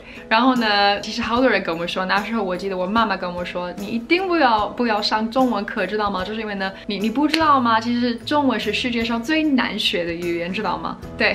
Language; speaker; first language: Chinese; non-native, fluent; English